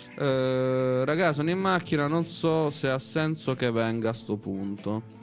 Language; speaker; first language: Italian; native; Italian